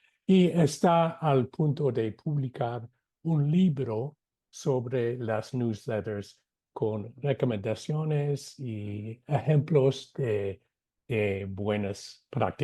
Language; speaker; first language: Spanish; non-native, fluent; English